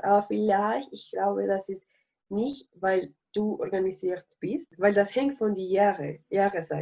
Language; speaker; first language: German; non-native, learner; Spanish